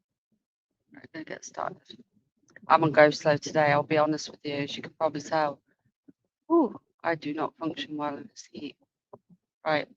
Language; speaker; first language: English; native; English